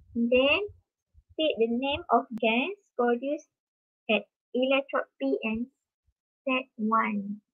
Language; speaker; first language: English; non-native, local second language; Malay